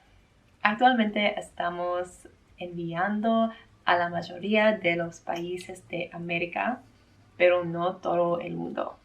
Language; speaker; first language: Spanish; non-native, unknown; English